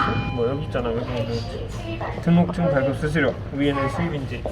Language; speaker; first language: Korean; native; Korean